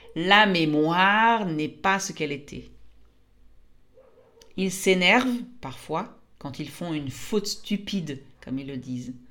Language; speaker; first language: French; native; French